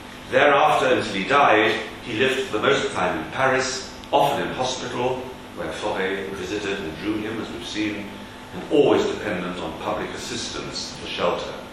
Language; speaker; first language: English; native; English